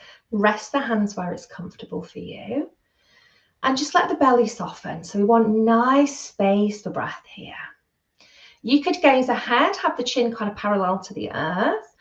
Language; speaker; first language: English; native; English